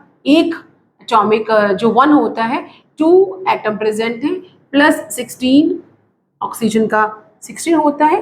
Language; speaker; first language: Hindi; native; Hindi